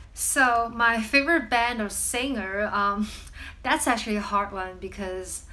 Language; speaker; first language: English; non-native, fluent; Chinese